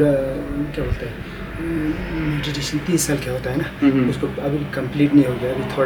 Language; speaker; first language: Hindi; non-native, local second language; Ladakhi